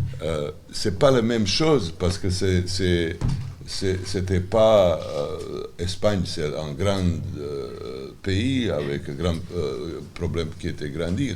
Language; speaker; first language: French; non-native, learner; Serbian